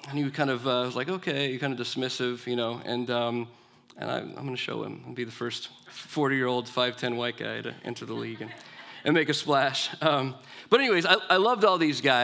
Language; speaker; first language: English; native; English